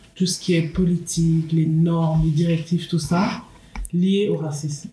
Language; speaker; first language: French; native; French